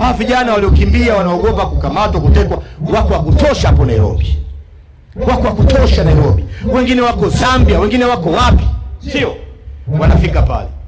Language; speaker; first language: Swahili; native; Swahili